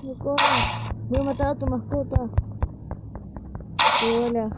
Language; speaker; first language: Spanish; native; Spanish